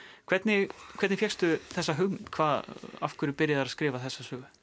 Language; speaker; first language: Icelandic; native; Icelandic